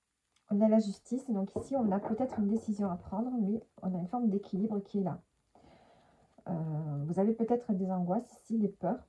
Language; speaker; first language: French; native; French